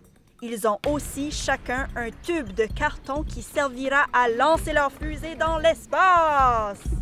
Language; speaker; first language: French; native; French